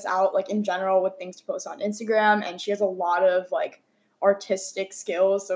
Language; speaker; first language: English; native; English